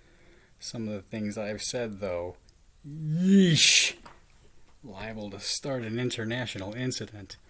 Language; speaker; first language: English; native; English